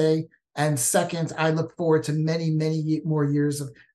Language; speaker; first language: English; native; English